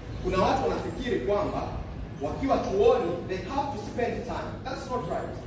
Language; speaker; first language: English; non-native, local second language; Swahili